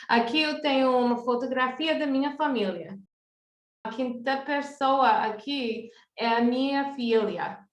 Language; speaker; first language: Portuguese; non-native, fluent; English